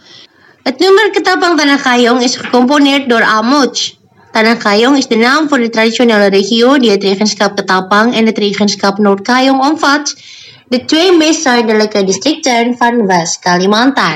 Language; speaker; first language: Dutch; non-native, fluent; Indonesian